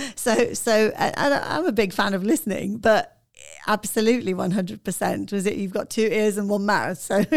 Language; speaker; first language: English; non-native, fluent; Arabic